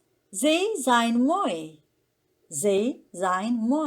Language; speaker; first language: Dutch; non-native, learner; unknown